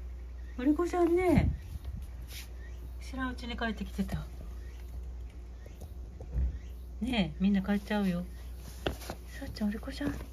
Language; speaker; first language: Japanese; native; Japanese